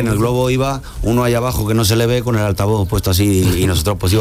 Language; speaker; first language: Spanish; native; Spanish